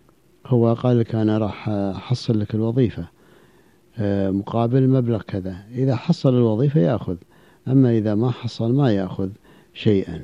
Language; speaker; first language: Arabic; native; Arabic